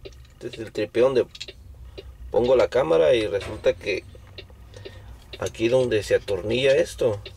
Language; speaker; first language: Spanish; native; Spanish